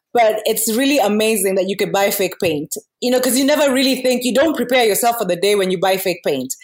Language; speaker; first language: English; non-native, local second language; Kikuyu